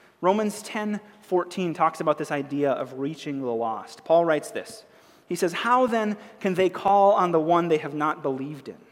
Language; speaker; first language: English; native; English